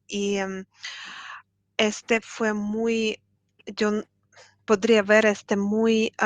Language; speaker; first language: Spanish; non-native, fluent; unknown